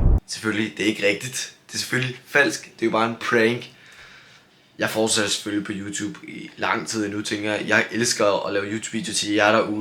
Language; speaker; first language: Danish; native; Danish